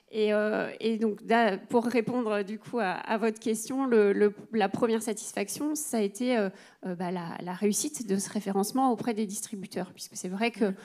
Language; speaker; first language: French; native; French